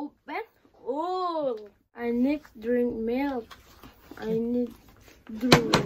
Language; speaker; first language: English; non-native, learner; Korean